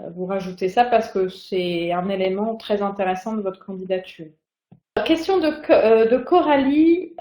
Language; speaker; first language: French; native; French